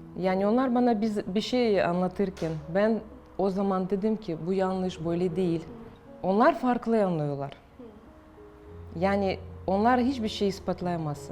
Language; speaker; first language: Turkish; non-native, fluent; Russian